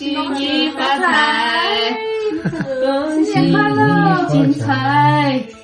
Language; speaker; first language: Chinese; native; Chinese